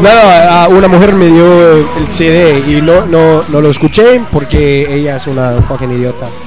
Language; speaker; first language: Spanish; non-native, learner; English